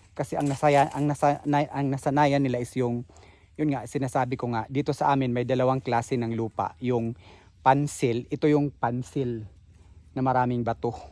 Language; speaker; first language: Filipino; native; Filipino